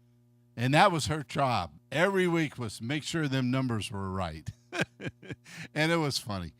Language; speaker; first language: English; native; English